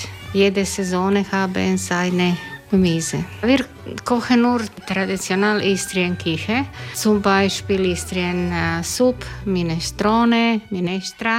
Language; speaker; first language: German; non-native, learner; Croatian